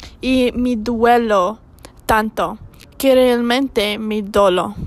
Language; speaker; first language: Spanish; non-native, learner; English